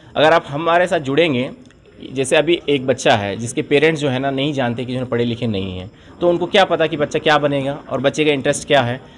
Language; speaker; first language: Hindi; non-native, local second language; Urdu